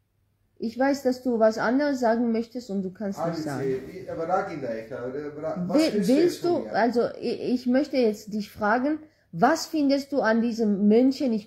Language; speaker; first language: German; non-native, fluent; Georgian